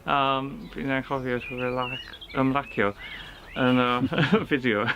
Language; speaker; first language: Welsh; non-native, learner; English